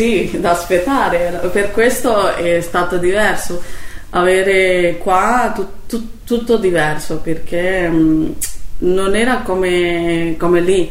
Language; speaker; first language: Italian; non-native, learner; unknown